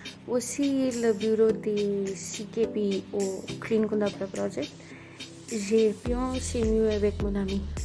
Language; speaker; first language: French; non-native, fluent; Konkani